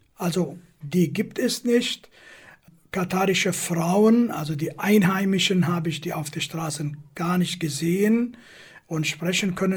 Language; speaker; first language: German; non-native, fluent; Kurdish